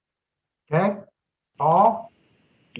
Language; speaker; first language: English; native; English